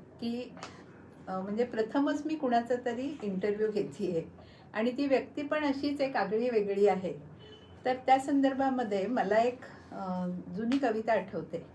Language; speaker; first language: Marathi; native; Marathi